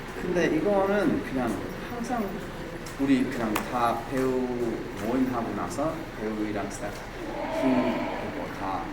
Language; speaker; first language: Korean; early bilingual, heritage; English